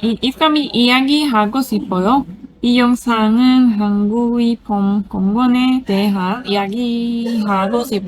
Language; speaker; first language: Korean; non-native, learner; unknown